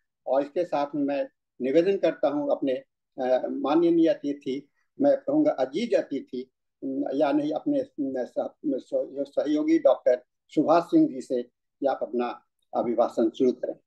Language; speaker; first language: Hindi; native; Hindi